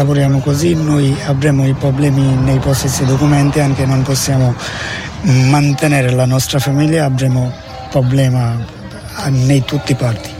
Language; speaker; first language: Italian; non-native, learner; Bangla